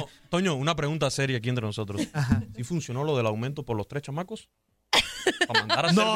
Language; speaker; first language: Spanish; native; Spanish